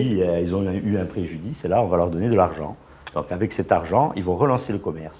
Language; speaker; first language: French; native; French